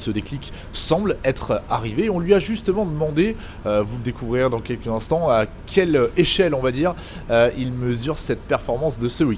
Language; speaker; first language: French; native; French